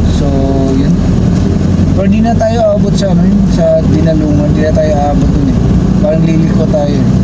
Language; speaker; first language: Filipino; native; Filipino